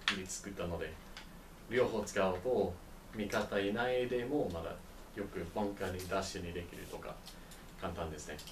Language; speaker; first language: Japanese; non-native, learner; English